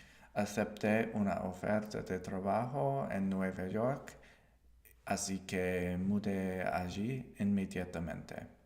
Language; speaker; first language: Spanish; non-native, learner; English